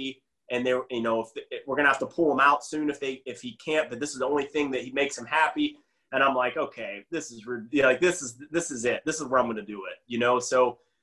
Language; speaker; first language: English; native; English